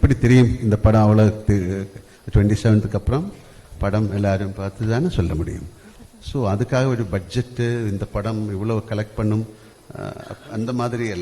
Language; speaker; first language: Tamil; non-native, learner; Malayalam